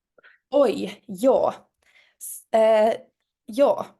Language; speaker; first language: Finnish; non-native, local second language; Swedish